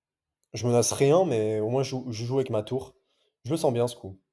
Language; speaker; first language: French; native; French